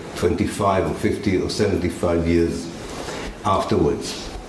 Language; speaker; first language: English; non-native, fluent; Arabic